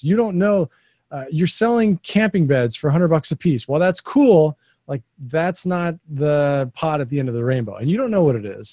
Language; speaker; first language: English; native; English